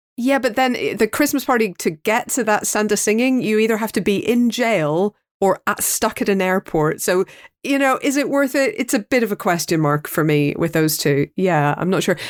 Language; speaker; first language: English; native; English